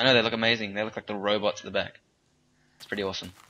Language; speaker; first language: English; native; English